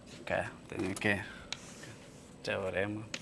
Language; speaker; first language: Portuguese; non-native, fluent; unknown